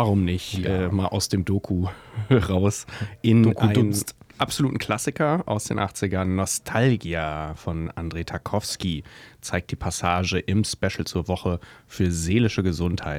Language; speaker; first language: German; native; German